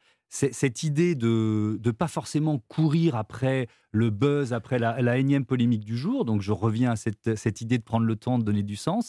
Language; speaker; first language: French; native; French